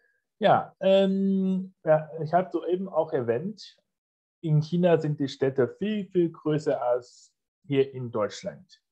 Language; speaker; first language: German; non-native, fluent; Chinese